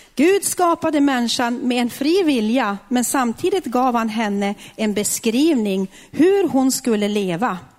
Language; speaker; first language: Swedish; native; Swedish